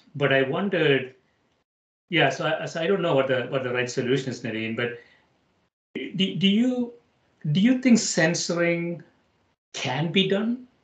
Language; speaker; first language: English; non-native, local second language; Malayalam